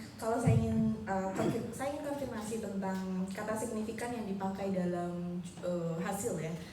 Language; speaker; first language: Indonesian; native; Indonesian